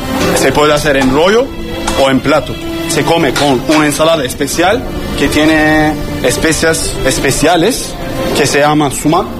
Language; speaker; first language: Spanish; non-native, learner; Turkish